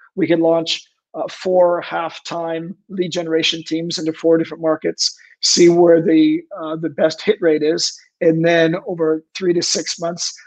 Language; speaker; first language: English; native; English